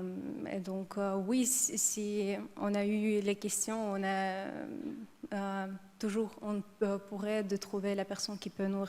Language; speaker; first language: French; non-native, learner; Ukrainian